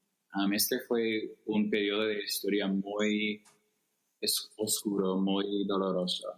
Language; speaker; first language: Spanish; non-native, fluent; English